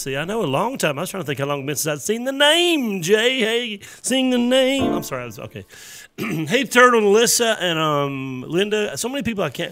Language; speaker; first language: English; native; English